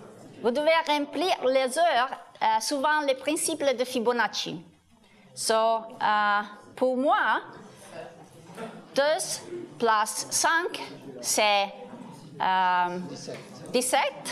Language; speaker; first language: French; non-native, learner; Italian